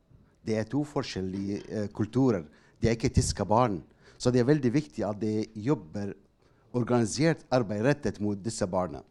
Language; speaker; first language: Norwegian; non-native, fluent; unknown